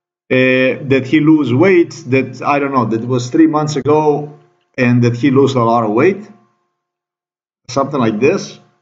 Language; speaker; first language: English; non-native, fluent; Slovenian